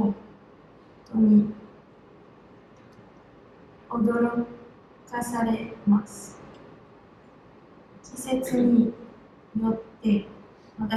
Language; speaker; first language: Japanese; non-native, learner; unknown